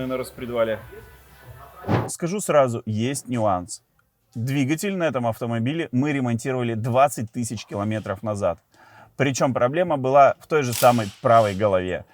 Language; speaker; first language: Russian; native; Russian